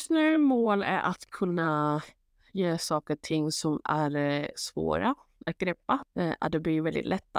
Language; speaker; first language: Swedish; non-native, fluent; Thai